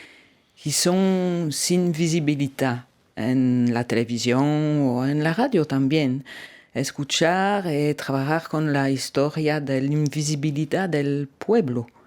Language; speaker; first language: Spanish; non-native, learner; French